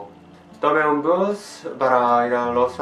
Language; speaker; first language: Spanish; non-native, learner; Korean